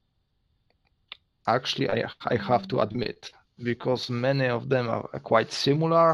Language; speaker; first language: English; non-native, learner; Polish